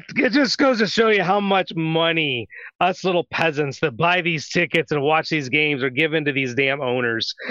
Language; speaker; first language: English; native; English